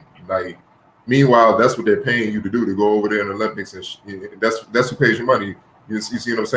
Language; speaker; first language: English; native; English